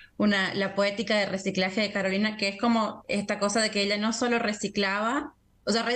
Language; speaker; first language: Spanish; native; Spanish